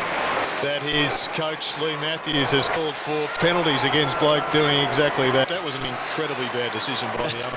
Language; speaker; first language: English; native; English